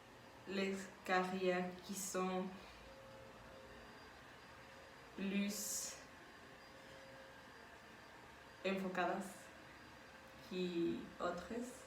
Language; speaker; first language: French; non-native, learner; Spanish